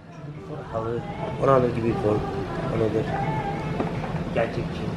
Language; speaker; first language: Turkish; native; Turkish